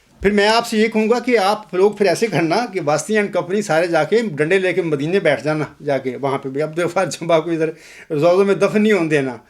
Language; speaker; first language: Urdu; non-native, local second language; Punjabi